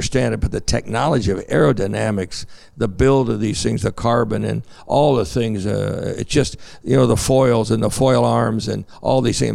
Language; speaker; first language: English; native; English